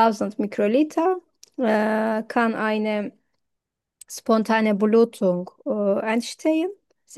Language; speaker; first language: German; non-native, fluent; Turkish